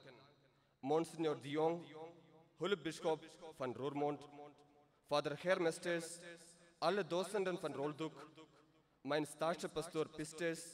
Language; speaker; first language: Dutch; non-native, fluent; Malayalam